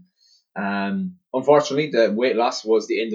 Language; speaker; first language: English; native; English